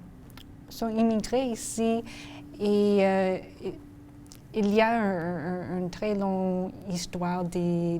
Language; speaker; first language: French; non-native, local second language; English